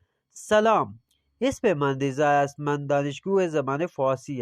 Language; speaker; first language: Persian; non-native, fluent; Urdu